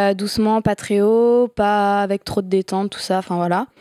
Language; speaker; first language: French; native; French